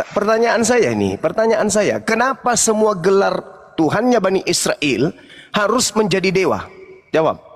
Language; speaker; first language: Indonesian; native; Indonesian